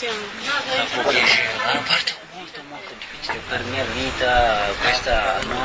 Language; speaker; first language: Italian; non-native, learner; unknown